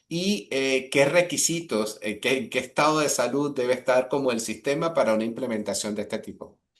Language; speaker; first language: Spanish; native; Spanish